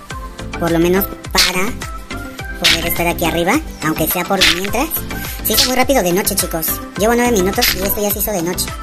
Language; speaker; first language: Spanish; native; Spanish